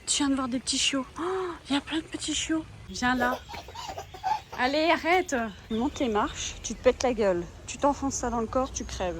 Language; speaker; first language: French; native; French